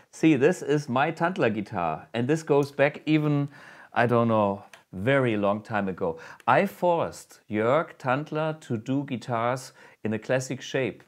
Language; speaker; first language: English; non-native, fluent; German